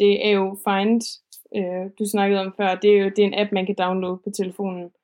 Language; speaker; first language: Danish; native; Danish